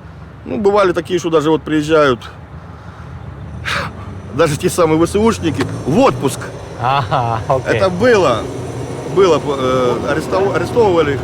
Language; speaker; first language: Russian; native; Russian